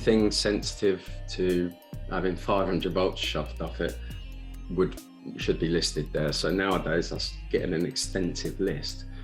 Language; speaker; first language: English; native; English